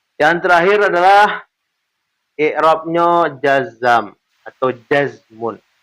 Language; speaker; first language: Malay; non-native, local second language; Minangkabau